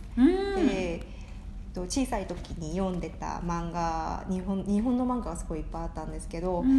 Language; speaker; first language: Japanese; non-native, fluent; Korean